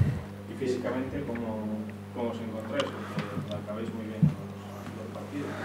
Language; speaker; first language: Spanish; native; Spanish